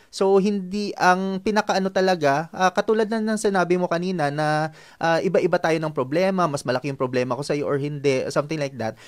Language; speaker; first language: Filipino; non-native, local second language; Hiligaynon